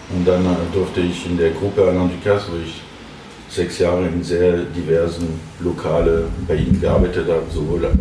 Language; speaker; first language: German; non-native, fluent; French